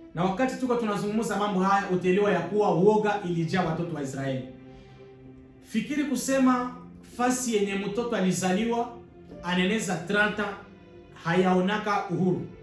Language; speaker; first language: Swahili; native; Swahili